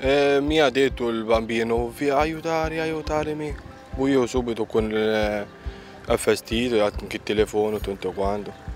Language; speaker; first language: Italian; non-native, learner; Arabic